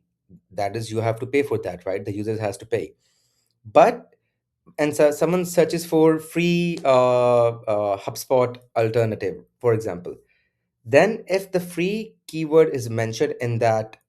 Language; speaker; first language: English; non-native, local second language; Urdu